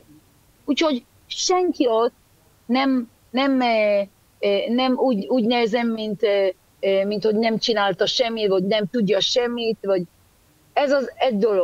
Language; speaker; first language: Hungarian; early bilingual, heritage; Hebrew